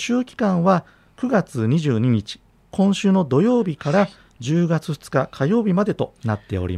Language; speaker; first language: Japanese; native; Japanese